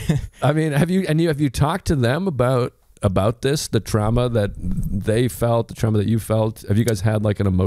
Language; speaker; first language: English; native; English